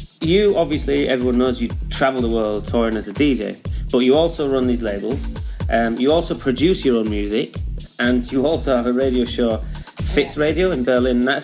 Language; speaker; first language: English; native; English